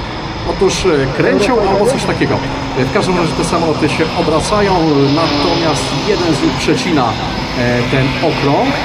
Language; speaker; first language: Polish; native; Polish